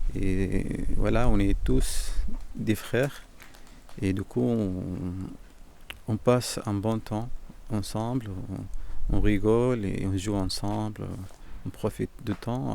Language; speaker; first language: French; non-native, fluent; Arabic